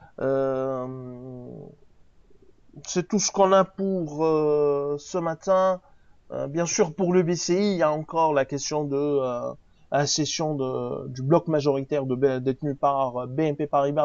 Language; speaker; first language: French; non-native, local second language; Arabic